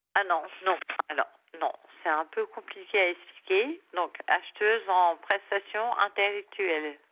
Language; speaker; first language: French; native; French